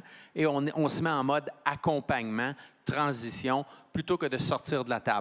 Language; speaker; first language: French; native; French